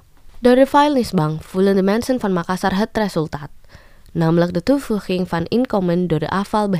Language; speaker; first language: Dutch; non-native, fluent; Indonesian